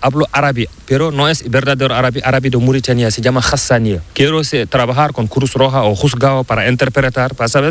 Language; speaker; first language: Spanish; non-native, learner; Fula